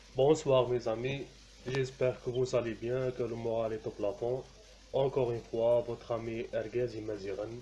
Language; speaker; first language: French; non-native, local second language; Arabic